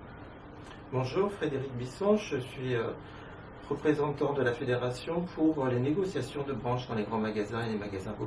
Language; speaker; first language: French; native; French